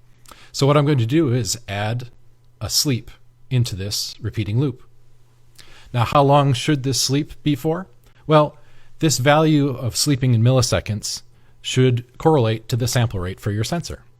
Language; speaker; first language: English; native; English